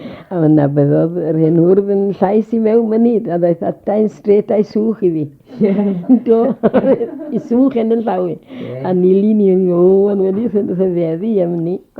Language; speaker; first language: Welsh; native; Welsh